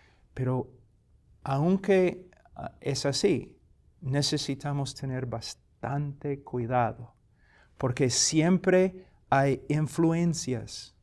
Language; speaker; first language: Spanish; non-native, fluent; English